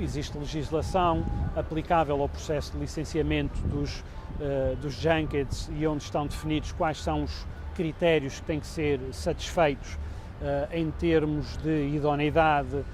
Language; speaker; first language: Portuguese; native; Portuguese